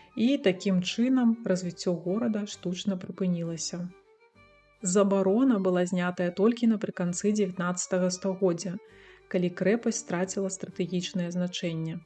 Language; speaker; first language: Belarusian; native; Belarusian